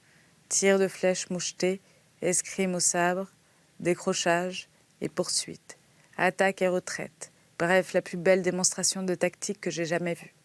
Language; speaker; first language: French; native; French